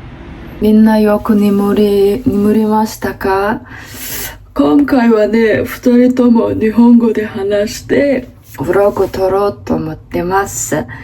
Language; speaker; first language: Japanese; non-native, fluent; Mongolian